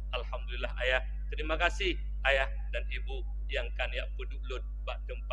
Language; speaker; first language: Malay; non-native, local second language; Achinese